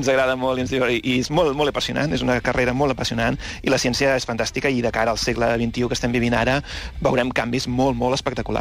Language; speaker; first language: Catalan; native; Catalan